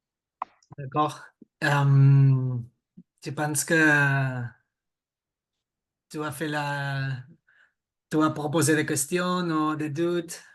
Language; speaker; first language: French; non-native, fluent; Catalan